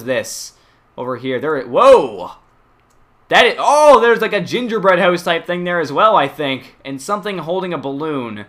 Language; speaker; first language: English; native; English